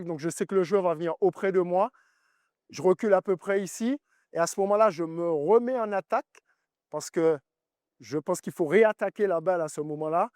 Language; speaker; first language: French; native; French